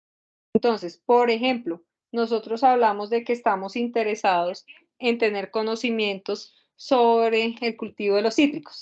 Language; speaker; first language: Spanish; native; Spanish